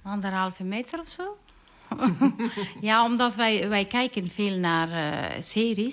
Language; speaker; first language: Dutch; non-native, learner; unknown